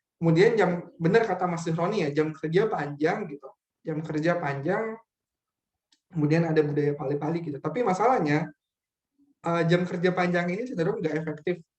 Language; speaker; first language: Indonesian; native; Indonesian